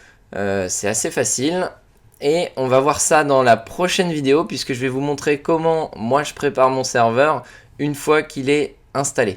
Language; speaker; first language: French; native; French